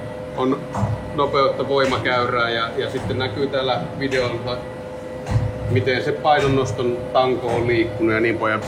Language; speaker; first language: Finnish; native; Finnish